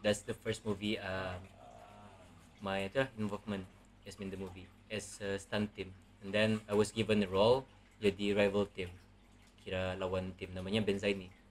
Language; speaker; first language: English; non-native, local second language; Malay